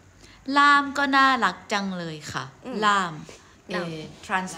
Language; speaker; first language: Japanese; non-native, learner; Thai